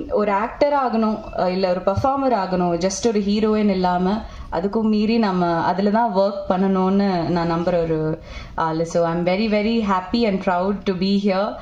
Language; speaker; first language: Tamil; non-native, local second language; Malayalam